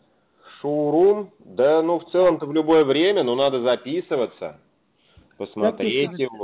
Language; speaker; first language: Russian; native; Russian